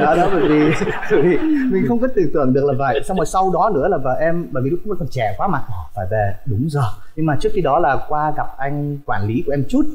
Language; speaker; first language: Vietnamese; early bilingual, heritage; Vietnamese